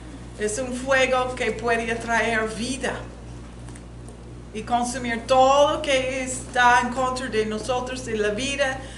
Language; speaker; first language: Spanish; non-native, learner; English